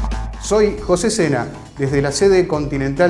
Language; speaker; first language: Spanish; native; Spanish